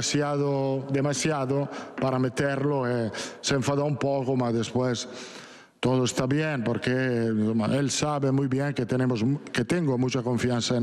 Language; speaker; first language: Spanish; non-native, fluent; Italian